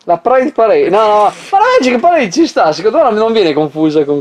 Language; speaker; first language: Italian; native; Italian